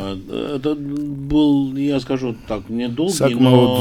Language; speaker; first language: Russian; non-native, local second language; Georgian